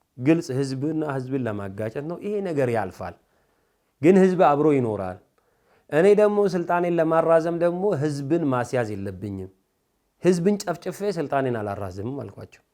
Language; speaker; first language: Amharic; non-native, local second language; Oromo